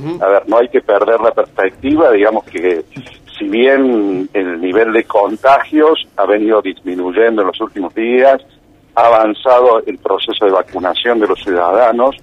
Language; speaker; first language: Spanish; native; Spanish